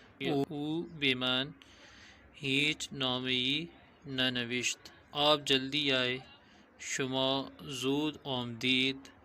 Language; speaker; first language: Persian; non-native, fluent; Urdu